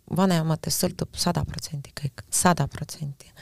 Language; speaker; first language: Estonian; non-native, fluent; Russian